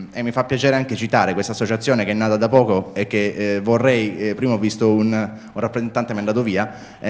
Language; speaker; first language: Italian; native; Italian